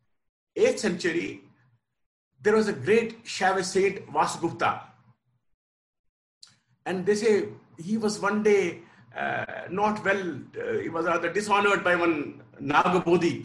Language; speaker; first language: English; non-native, local second language; Kashmiri